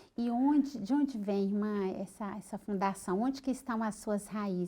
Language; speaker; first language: Portuguese; native; Portuguese